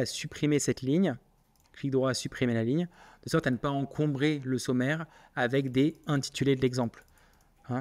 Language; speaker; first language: French; native; French